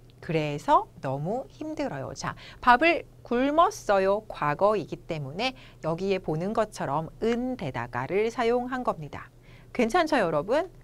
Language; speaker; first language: Korean; native; Korean